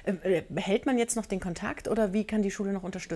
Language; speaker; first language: German; native; German